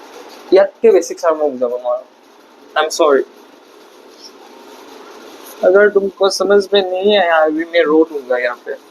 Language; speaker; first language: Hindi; non-native, local second language; Assamese